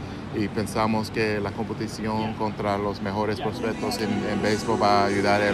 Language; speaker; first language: Spanish; non-native, fluent; English